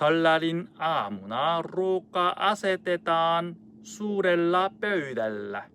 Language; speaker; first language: Finnish; non-native, learner; Korean